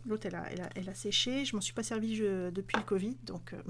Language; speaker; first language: French; native; French